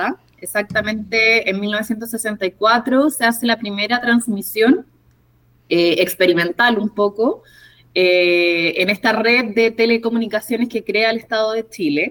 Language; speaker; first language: Spanish; native; Spanish